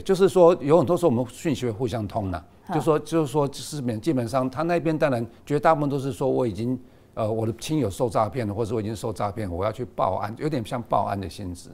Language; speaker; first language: Chinese; native; Chinese